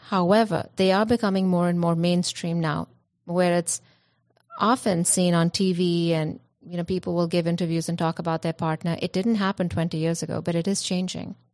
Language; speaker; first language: English; non-native, local second language; Punjabi